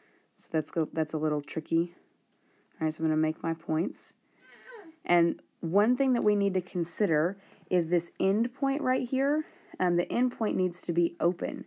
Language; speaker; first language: English; native; English